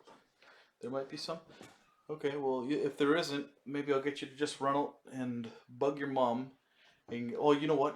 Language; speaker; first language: English; native; English